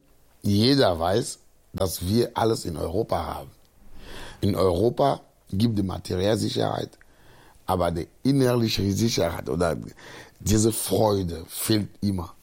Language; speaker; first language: German; non-native, fluent; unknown